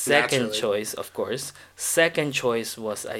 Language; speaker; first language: English; non-native, local second language; Filipino